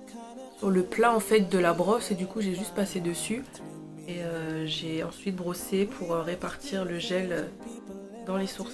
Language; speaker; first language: French; native; French